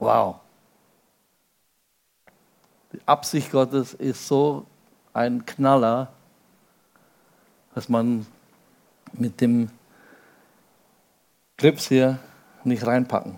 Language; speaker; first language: German; non-native, fluent; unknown